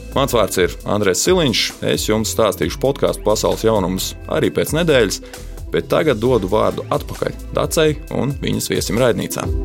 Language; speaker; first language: Latvian; native; Latvian